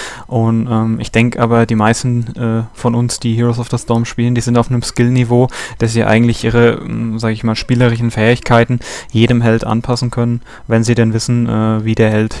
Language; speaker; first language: German; native; German